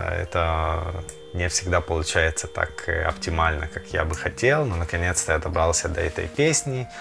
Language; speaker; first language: Russian; early bilingual, heritage; Russian